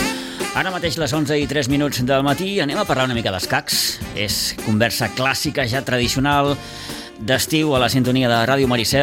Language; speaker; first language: Catalan; native; Catalan